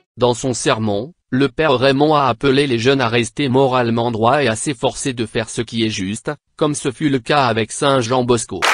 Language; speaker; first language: French; non-native, local second language; Kinyarwanda